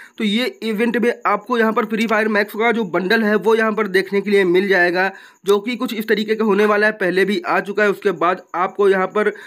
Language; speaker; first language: Hindi; native; Hindi